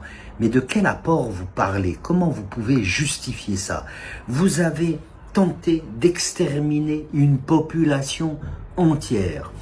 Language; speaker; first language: French; non-native, local second language; Kabyle